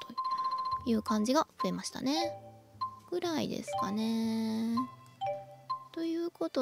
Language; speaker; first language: Japanese; native; Japanese